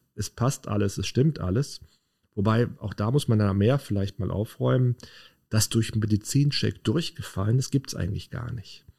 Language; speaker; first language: German; native; German